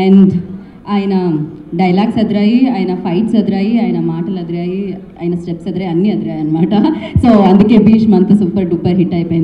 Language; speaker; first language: Telugu; native; Telugu